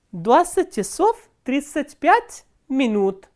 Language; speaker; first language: Russian; non-native, fluent; Hindi